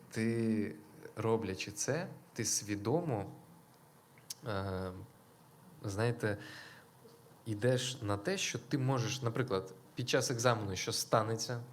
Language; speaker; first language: Ukrainian; non-native, local second language; Russian